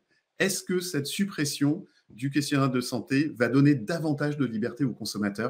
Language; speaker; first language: French; native; French